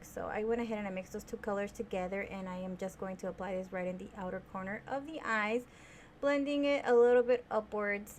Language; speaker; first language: English; native; English